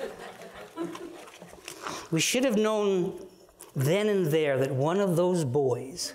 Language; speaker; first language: English; native; English